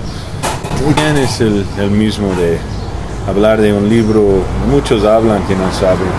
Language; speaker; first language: Spanish; early bilingual, heritage; English